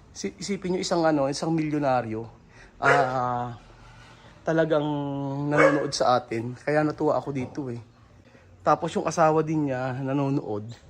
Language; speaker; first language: Filipino; native; Filipino